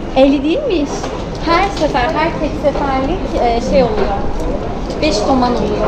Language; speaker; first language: Turkish; non-native, fluent; Persian